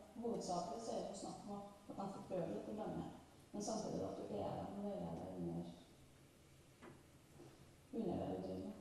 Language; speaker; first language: Norwegian; native; Norwegian